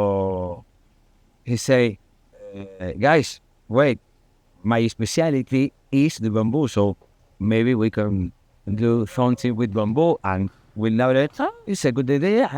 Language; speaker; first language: English; non-native, learner; Spanish